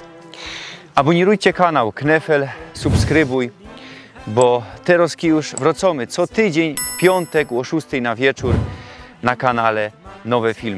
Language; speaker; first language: Polish; non-native, local second language; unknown